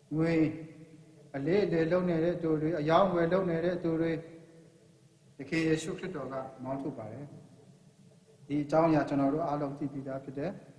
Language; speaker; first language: Burmese; non-native, local second language; Kachin